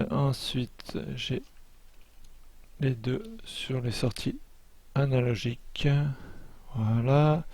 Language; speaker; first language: French; native; French